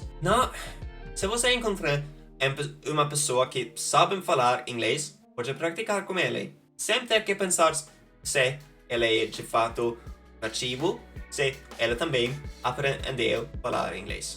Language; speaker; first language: Portuguese; non-native, fluent; Norwegian